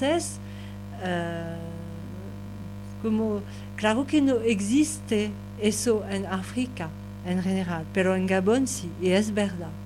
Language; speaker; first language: Spanish; non-native, learner; French